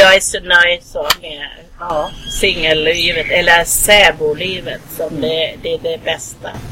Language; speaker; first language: Swedish; non-native, fluent; Thai